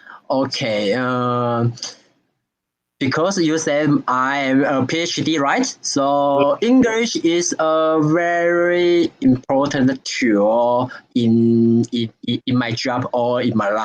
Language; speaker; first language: English; non-native, learner; Chinese